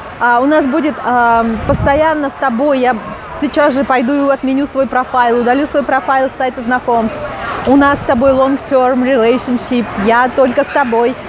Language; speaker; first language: Russian; native; Russian